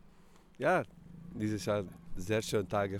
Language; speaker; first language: German; non-native, learner; Macedonian